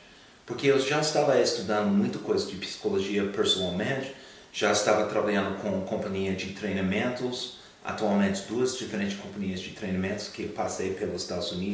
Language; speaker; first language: Portuguese; non-native, fluent; English